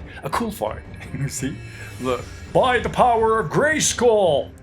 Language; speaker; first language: English; non-native, fluent; Spanish